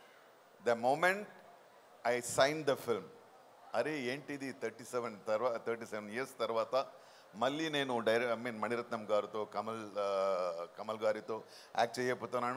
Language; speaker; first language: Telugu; non-native, fluent; Tamil